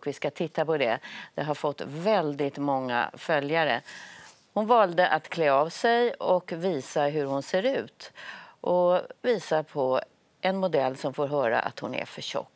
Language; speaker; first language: Swedish; native; Swedish